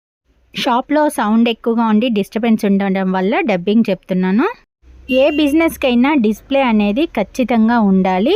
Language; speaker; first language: Telugu; native; Telugu